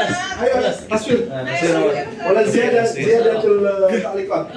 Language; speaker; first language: Arabic; non-native, fluent; Indonesian